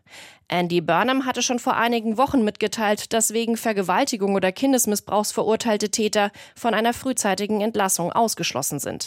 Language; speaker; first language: German; native; German